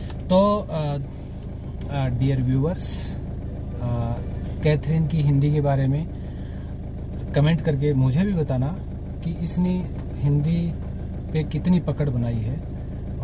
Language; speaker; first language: Hindi; native; Hindi